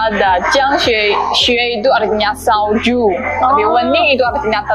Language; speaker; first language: Indonesian; non-native, learner; Chinese